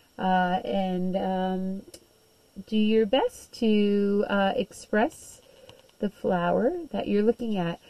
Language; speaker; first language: English; native; English